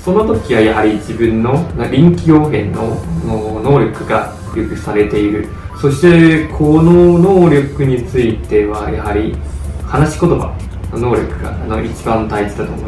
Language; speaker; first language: Japanese; non-native, fluent; Chinese